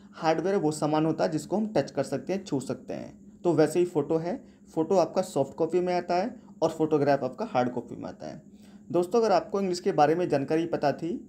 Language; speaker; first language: Hindi; native; Hindi